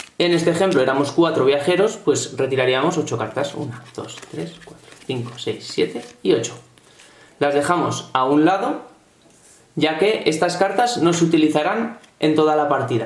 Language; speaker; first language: Spanish; native; Spanish